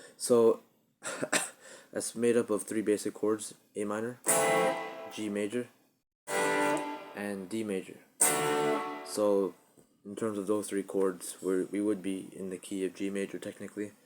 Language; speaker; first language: English; native; English